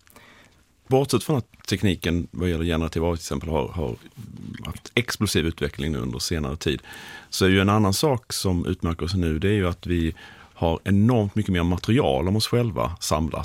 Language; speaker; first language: Swedish; native; Swedish